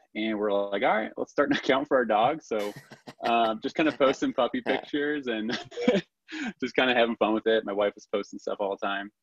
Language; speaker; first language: English; native; English